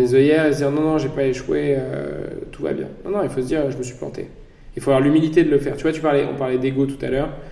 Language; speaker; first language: French; native; French